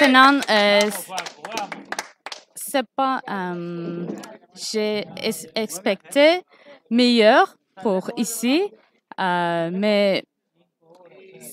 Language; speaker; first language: French; non-native, learner; Turkish